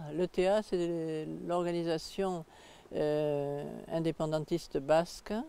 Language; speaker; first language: French; native; French